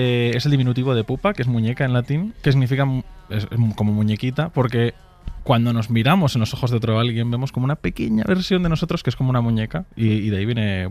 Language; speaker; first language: Spanish; native; Spanish